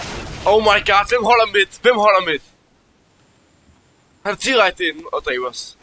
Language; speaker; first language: Danish; native; Danish